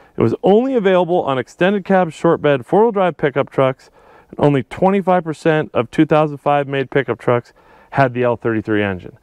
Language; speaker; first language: English; native; English